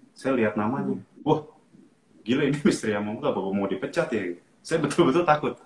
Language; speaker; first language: Indonesian; non-native, local second language; Japanese